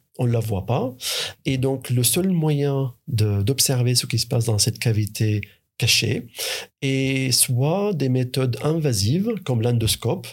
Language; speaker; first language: French; non-native, fluent; Arabic